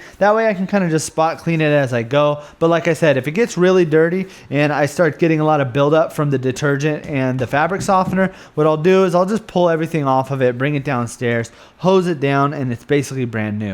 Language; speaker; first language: English; native; English